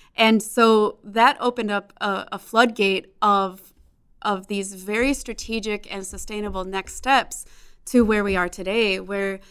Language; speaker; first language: English; native; English